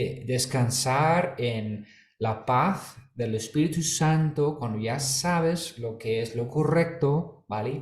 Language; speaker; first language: Spanish; non-native, fluent; English